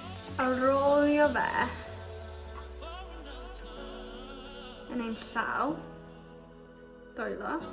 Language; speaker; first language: Welsh; non-native, local second language; English